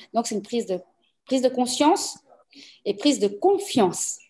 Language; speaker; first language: French; early bilingual, other home language; Portuguese